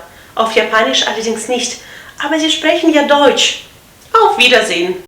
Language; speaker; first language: German; non-native, fluent; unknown